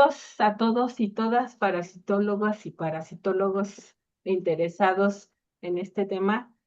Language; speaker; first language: Spanish; native; Spanish